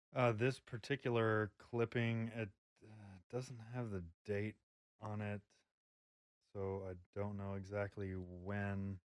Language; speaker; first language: English; native; English